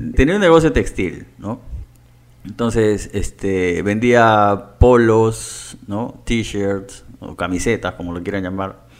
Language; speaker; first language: Spanish; native; Spanish